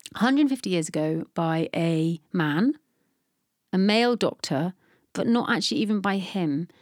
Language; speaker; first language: English; native; English